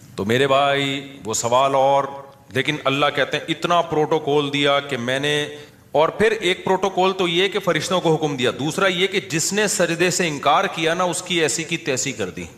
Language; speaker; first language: Urdu; native; Urdu